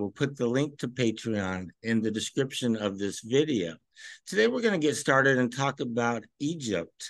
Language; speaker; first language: English; native; English